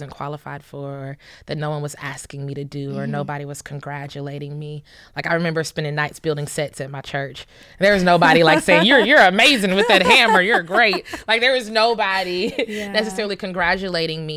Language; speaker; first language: English; native; English